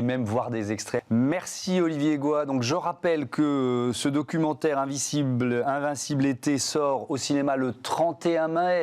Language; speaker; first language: French; native; French